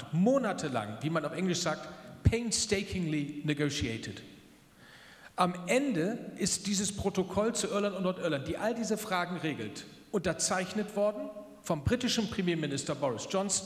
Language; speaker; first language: German; native; German